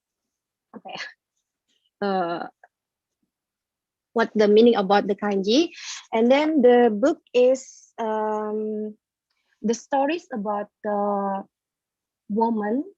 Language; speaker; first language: English; non-native, learner; Indonesian